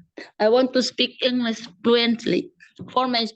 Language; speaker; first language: English; non-native, learner; Indonesian